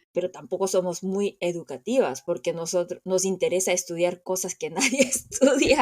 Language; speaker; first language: Spanish; non-native, fluent; Korean